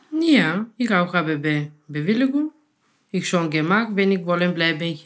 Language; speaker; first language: German; non-native, learner; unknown